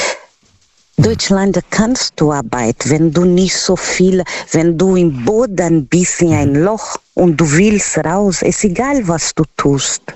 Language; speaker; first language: German; non-native, fluent; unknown